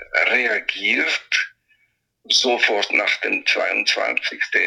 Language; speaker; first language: German; non-native, local second language; Italian